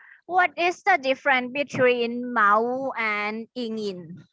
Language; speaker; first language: English; non-native, fluent; Thai